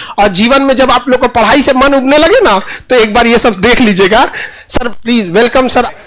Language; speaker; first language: Hindi; native; Hindi